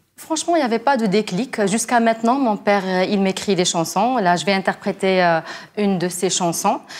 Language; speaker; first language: French; non-native, local second language; Arabic